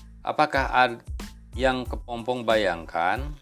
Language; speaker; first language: Indonesian; native; Indonesian